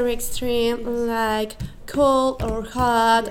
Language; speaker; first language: English; non-native, learner; Spanish